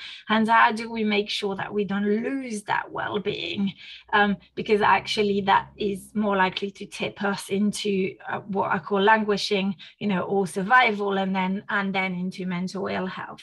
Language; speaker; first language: English; non-native, fluent; French